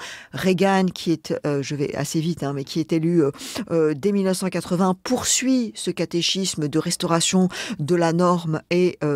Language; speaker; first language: French; native; French